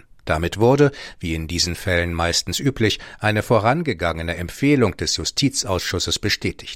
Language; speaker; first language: German; native; German